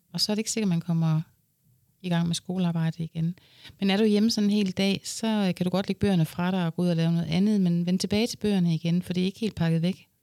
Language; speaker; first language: Danish; native; Danish